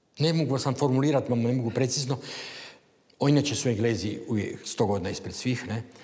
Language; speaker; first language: Croatian; native; Croatian